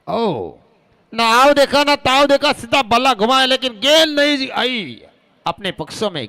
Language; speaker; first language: Hindi; non-native, local second language; Marathi